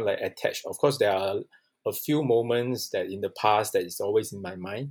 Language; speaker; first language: English; non-native, local second language; Chinese